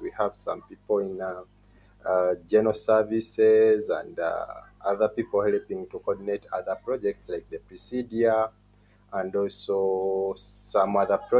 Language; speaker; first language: English; non-native, local second language; Ganda